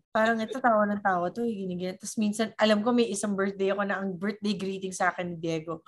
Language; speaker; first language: Filipino; native; Filipino